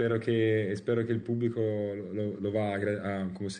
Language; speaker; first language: Spanish; non-native, learner; Italian